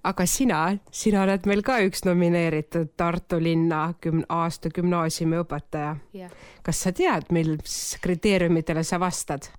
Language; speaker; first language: Estonian; non-native, local second language; Russian